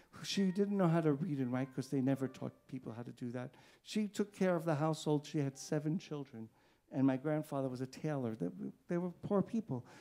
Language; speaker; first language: English; native; English